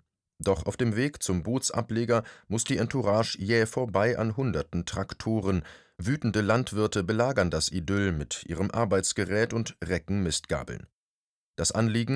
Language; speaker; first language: German; native; German